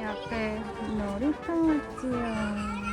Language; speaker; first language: Korean; native; Korean